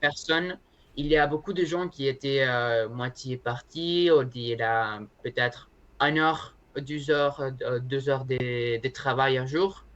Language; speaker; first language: French; non-native, learner; Spanish